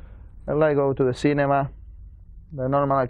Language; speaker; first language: English; non-native, learner; Spanish